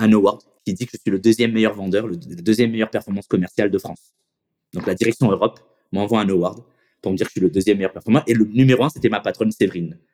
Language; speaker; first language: French; native; French